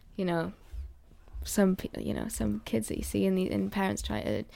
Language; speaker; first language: English; native; English